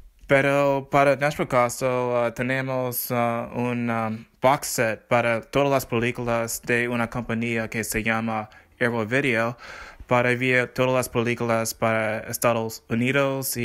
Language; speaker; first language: Spanish; non-native, learner; English